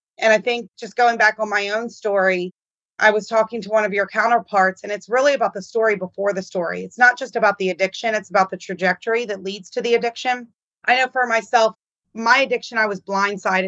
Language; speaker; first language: English; native; English